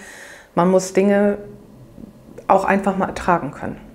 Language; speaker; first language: German; native; German